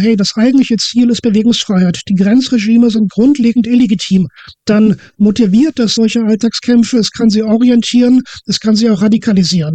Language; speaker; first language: German; native; German